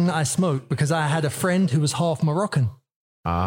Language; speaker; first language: English; native; English